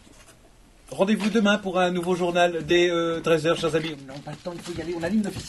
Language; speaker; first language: French; native; French